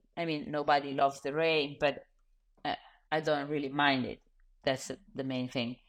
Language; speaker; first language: English; non-native, fluent; Italian